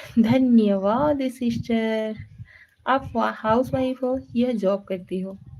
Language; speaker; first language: Hindi; native; Hindi